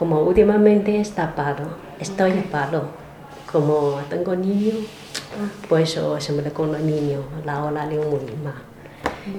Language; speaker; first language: Spanish; non-native, learner; Chinese